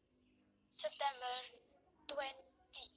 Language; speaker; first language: English; non-native, learner; Indonesian